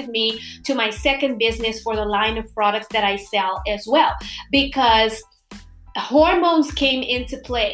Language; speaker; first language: English; non-native, fluent; Papiamento